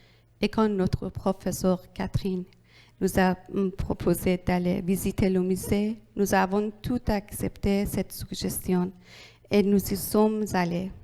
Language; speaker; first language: French; non-native, learner; Persian